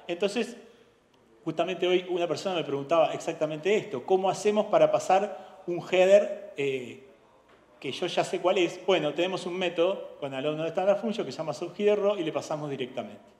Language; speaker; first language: Spanish; native; Spanish